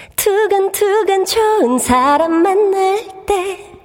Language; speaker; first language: Korean; native; Korean